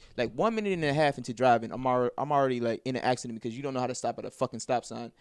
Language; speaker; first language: English; native; English